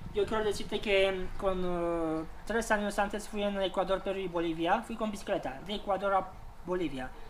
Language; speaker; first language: Spanish; non-native, learner; Romanian